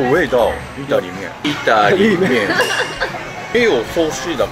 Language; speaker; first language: Chinese; non-native, learner; Japanese